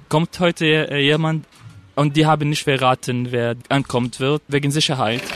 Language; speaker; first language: German; non-native, learner; Arabic